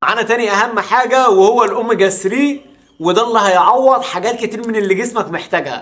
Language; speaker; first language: Arabic; native; Arabic